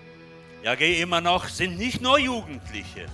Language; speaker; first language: German; non-native, fluent; Portuguese